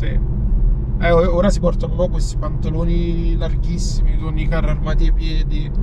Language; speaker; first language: Italian; native; Italian